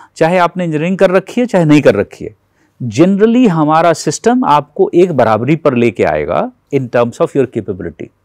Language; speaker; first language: Hindi; native; Hindi